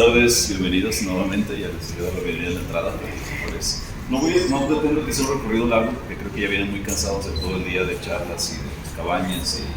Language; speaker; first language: Spanish; native; Spanish